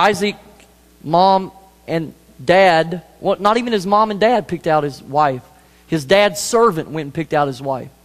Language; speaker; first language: English; native; English